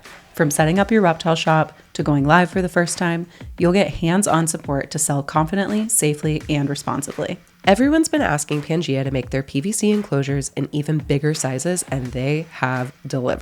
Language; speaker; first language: English; native; English